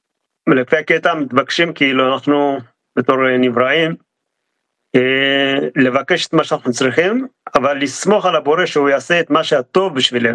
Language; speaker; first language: Hebrew; non-native, fluent; French